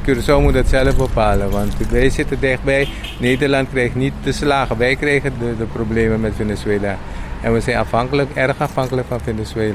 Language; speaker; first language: Dutch; non-native, local second language; Papiamento